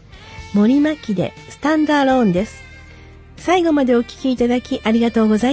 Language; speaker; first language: Japanese; native; Japanese